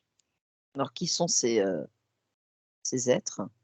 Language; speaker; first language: French; native; French